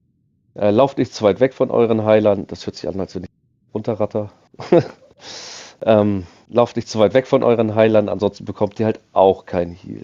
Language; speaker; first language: German; native; German